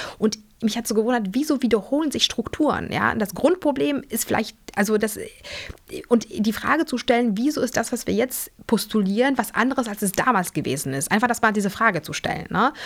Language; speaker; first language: German; early bilingual, other home language; Polish